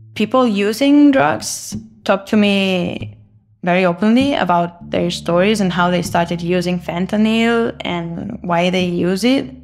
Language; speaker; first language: English; non-native, fluent; Spanish